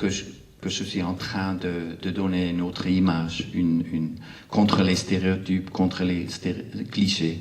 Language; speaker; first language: French; non-native, local second language; Arabic